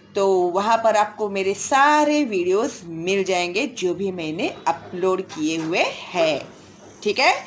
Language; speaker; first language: Hindi; non-native, local second language; Marathi